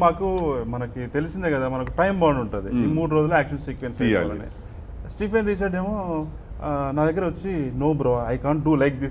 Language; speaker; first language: Telugu; native; Telugu